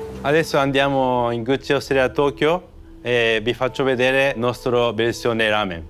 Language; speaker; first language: Italian; non-native, learner; Japanese